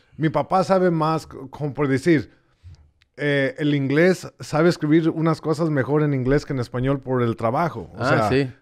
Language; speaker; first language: Spanish; early bilingual, heritage; Spanish